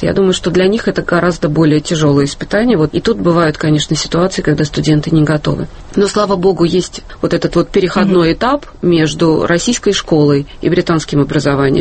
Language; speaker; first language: Russian; native; Russian